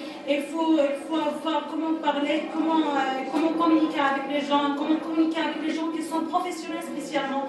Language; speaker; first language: French; non-native, learner; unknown